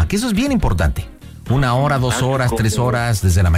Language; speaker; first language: Spanish; native; Spanish